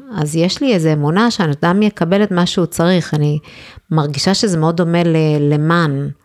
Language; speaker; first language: Hebrew; early bilingual, other home language; English